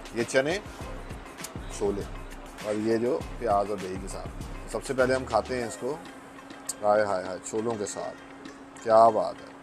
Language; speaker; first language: Urdu; non-native, local second language; Punjabi